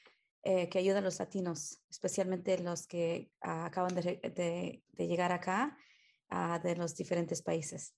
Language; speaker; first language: Spanish; early bilingual, heritage; Spanish